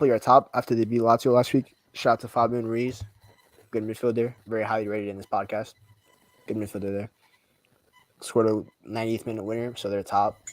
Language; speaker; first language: English; native; English